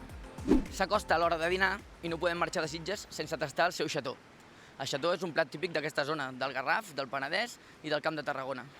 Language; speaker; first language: Catalan; native; Catalan